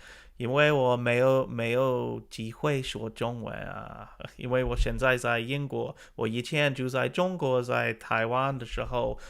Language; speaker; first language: Chinese; non-native, learner; English